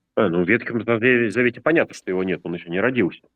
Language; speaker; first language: Russian; native; Russian